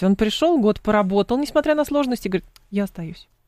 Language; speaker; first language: Russian; native; Russian